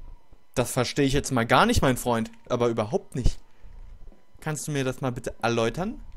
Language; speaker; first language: German; native; German